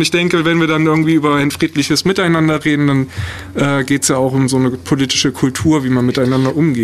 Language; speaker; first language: German; native; German